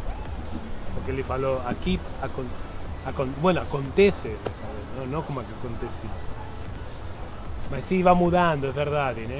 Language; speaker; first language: Portuguese; non-native, fluent; Spanish